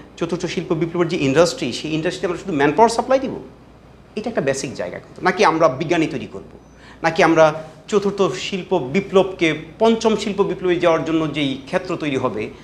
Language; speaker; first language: Bangla; native; Bangla